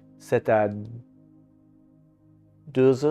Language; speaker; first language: French; non-native, learner; English